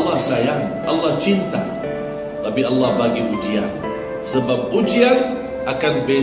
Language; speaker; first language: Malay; non-native, fluent; Arabic